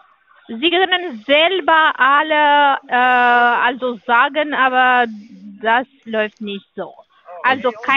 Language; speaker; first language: German; non-native, learner; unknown